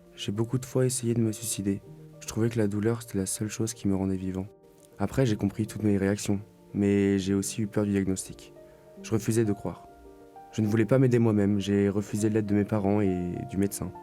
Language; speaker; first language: French; non-native, fluent; Chinese